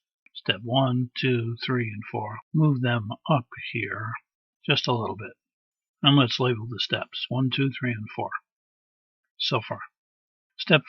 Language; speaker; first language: English; native; English